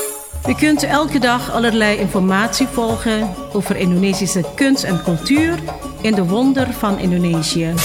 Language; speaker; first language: Dutch; non-native, fluent; Indonesian